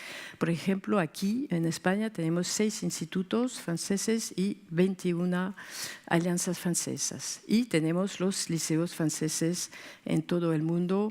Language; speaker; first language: Spanish; non-native, fluent; French